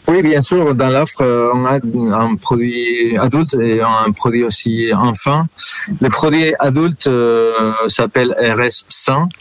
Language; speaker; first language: French; non-native, fluent; Spanish